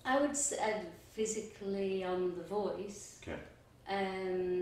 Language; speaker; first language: English; native; English